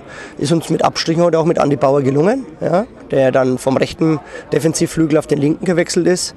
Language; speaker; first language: German; native; German